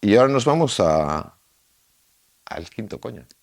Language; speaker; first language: Spanish; native; Spanish